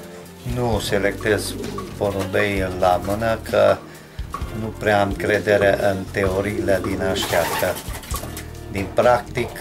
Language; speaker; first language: Romanian; non-native, local second language; Hungarian